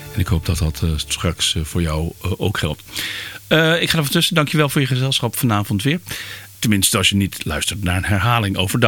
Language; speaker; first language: Dutch; native; Dutch